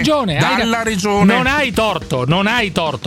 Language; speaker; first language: Italian; native; Italian